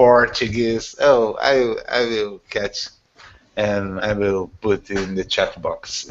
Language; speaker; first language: English; non-native, learner; Portuguese